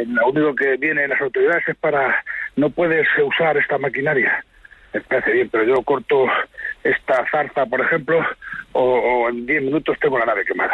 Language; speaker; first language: Spanish; native; Spanish